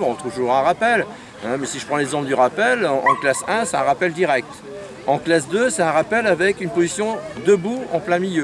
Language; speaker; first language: French; native; French